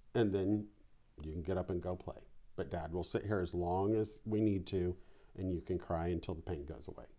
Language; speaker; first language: English; native; English